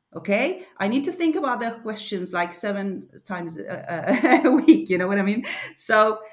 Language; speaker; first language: English; non-native, fluent; Spanish